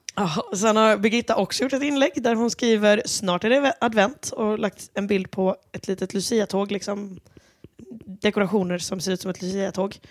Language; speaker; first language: Swedish; native; Swedish